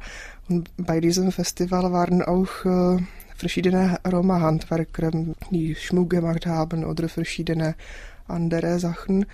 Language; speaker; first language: German; non-native, fluent; Czech